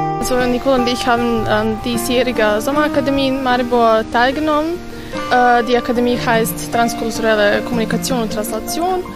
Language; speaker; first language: German; non-native, fluent; Serbian